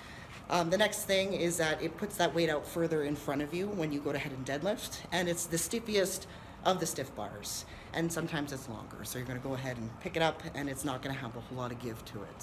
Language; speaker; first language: English; native; English